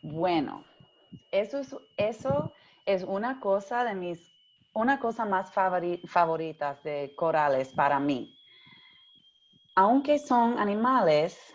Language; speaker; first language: Spanish; early bilingual, heritage; English